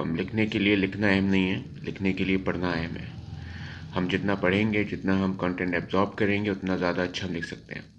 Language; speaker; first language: Urdu; native; Urdu